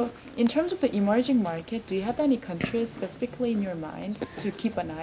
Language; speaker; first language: English; non-native, fluent; Korean